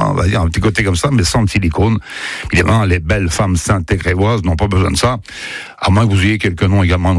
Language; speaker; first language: French; native; French